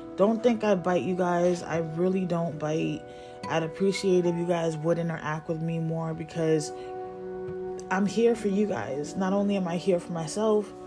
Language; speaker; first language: English; native; English